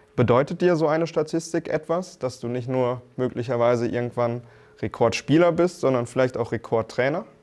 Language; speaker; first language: German; native; German